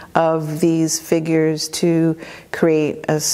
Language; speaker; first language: English; native; English